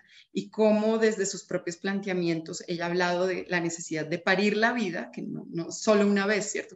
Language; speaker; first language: Spanish; native; Spanish